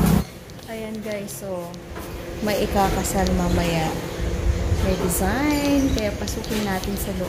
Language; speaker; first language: Filipino; native; Filipino